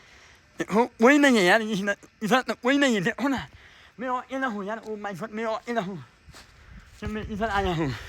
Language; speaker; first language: Hindi; non-native, fluent; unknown